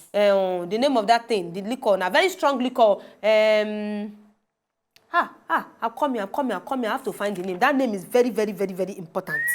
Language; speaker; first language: Nigerian Pidgin; non-native, local second language; Yoruba